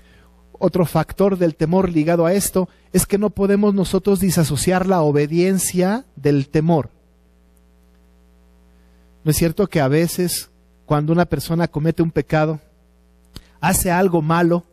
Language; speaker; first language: Spanish; native; Spanish